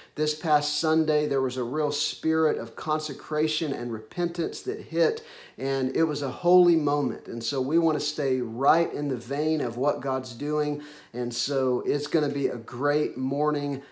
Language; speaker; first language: English; native; English